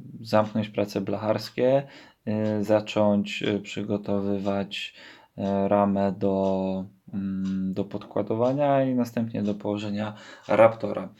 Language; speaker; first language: Polish; native; Polish